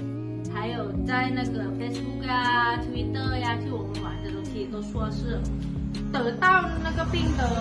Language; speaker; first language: Chinese; non-native, fluent; Thai